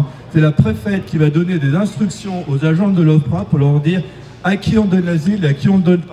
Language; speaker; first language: French; native; French